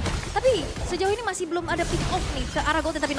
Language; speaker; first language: Indonesian; native; Indonesian